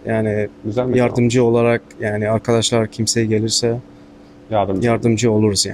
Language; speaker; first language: Turkish; non-native, learner; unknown